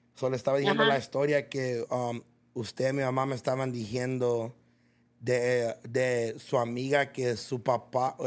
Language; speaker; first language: Spanish; early bilingual, other home language; English